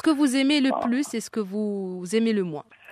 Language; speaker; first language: French; native; French